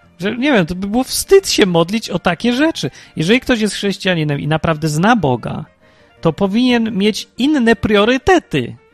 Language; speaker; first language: Polish; early bilingual, heritage; Polish